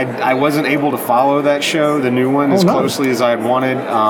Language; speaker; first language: English; native; English